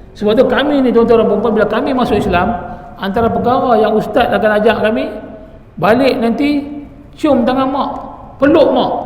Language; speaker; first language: Malay; non-native, local second language; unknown